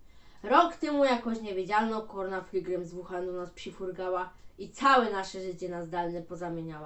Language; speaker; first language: Polish; native; Polish